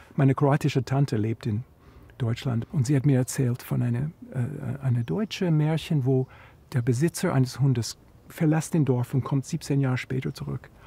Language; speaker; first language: German; non-native, fluent; Croatian